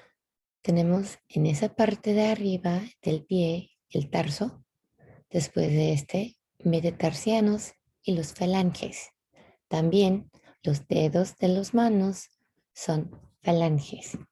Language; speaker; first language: Spanish; non-native, fluent; English